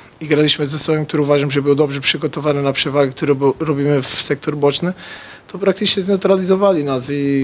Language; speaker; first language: Polish; non-native, fluent; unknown